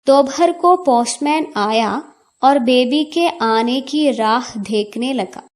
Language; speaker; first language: Hindi; non-native, local second language; Malayalam